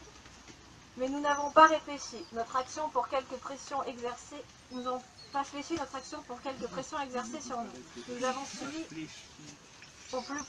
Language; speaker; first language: French; native; French